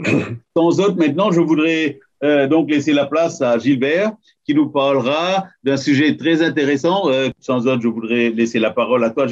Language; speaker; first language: French; non-native, local second language; Morisyen